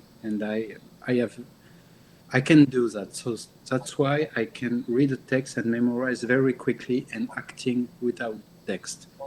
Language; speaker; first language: English; non-native, learner; French